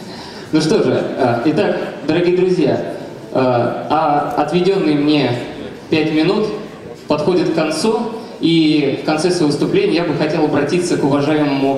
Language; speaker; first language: Russian; native; Russian